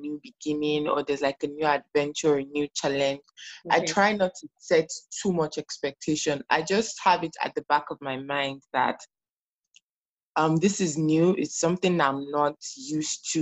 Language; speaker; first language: English; non-native, local second language; Yoruba